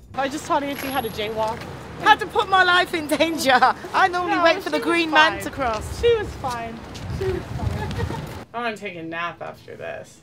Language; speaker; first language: English; native; English